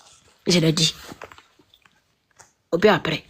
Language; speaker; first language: French; non-native, local second language; Dyula